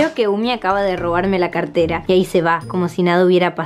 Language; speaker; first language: Spanish; native; Spanish